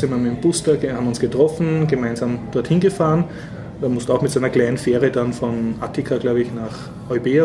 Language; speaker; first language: German; native; German